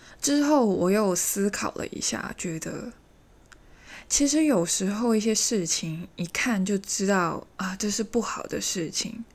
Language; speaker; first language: Chinese; native; Chinese